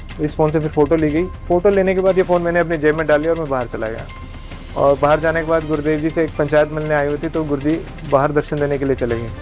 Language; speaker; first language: Hindi; native; Hindi